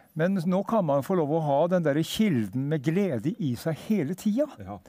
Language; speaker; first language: Norwegian; native; Norwegian